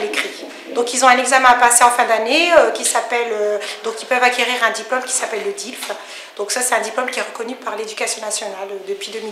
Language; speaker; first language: French; native; French